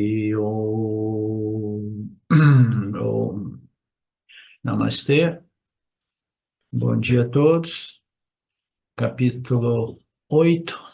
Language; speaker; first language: Portuguese; native; Portuguese